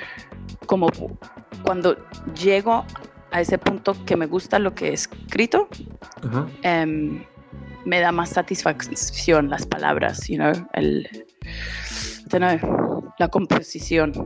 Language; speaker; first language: Spanish; early bilingual, heritage; Spanish